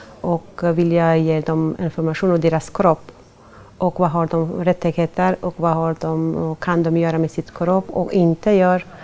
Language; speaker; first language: Swedish; non-native, fluent; Persian